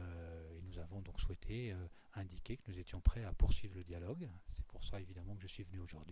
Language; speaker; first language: French; native; French